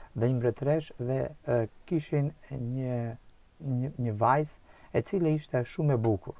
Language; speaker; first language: Albanian; non-native, local second language; Macedonian